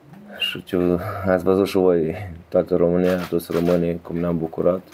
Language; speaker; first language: Romanian; early bilingual, heritage; Romanian